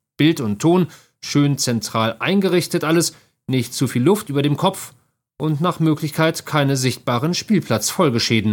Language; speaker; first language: German; native; German